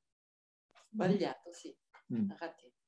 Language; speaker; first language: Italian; non-native, fluent; French